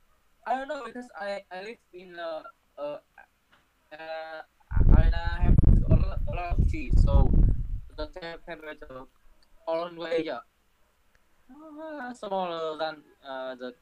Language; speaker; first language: English; non-native, learner; Vietnamese